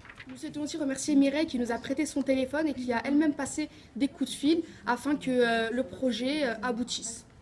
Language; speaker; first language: French; native; French